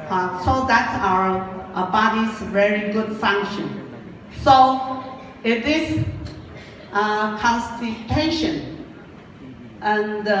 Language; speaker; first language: English; non-native, learner; Japanese